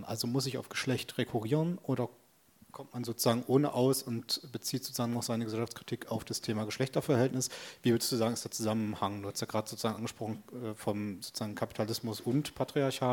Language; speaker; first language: German; native; German